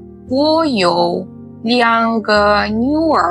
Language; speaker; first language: Chinese; non-native, learner; Russian